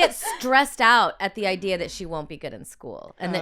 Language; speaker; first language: English; native; English